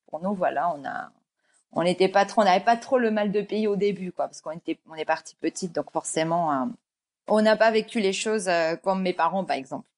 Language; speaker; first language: French; early bilingual, other home language; Georgian